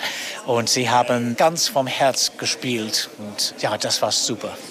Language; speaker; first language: German; non-native, fluent; English